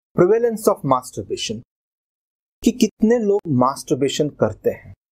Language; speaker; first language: Hindi; non-native, local second language; Gujarati